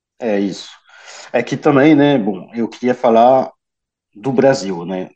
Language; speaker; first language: Portuguese; early bilingual, heritage; Portuguese